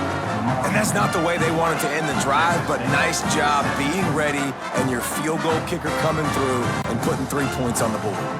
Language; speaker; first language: English; native; English